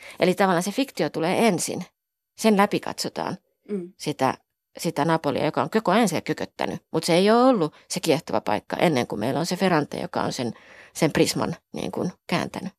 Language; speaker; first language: Finnish; native; Finnish